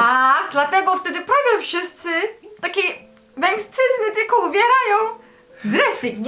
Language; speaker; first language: Polish; non-native, learner; Korean